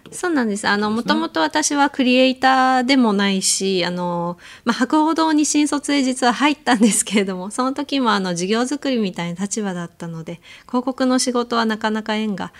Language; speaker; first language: Japanese; native; Japanese